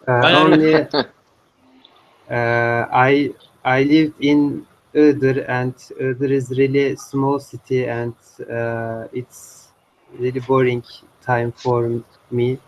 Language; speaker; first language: English; non-native, learner; Turkish